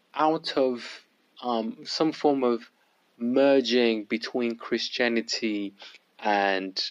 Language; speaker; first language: English; early bilingual, other home language; Yoruba